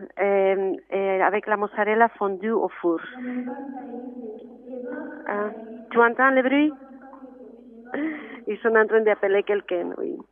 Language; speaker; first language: French; non-native, fluent; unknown